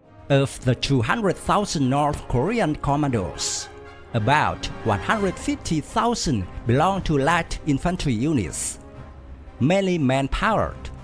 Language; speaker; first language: English; non-native, fluent; Vietnamese